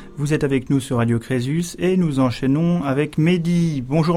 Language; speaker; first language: French; native; French